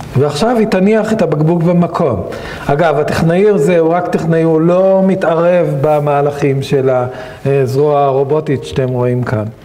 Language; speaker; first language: Hebrew; native; Hebrew